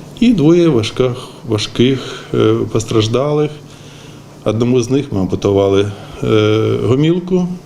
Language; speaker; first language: Ukrainian; native; Ukrainian